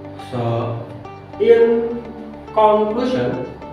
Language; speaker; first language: English; non-native, learner; Indonesian